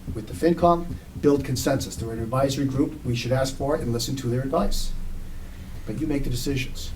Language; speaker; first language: English; native; English